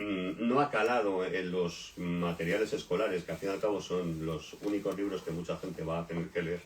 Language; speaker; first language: Spanish; native; Spanish